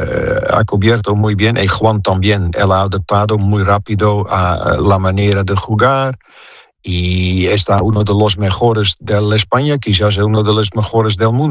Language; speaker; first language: Spanish; non-native, fluent; Dutch